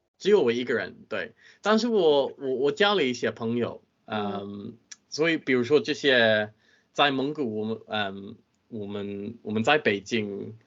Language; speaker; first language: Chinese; non-native, fluent; English